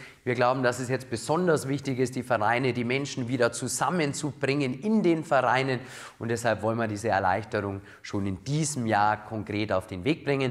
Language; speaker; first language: German; native; German